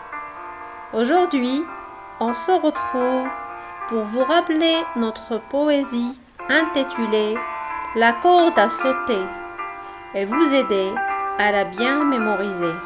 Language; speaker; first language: French; non-native, local second language; Arabic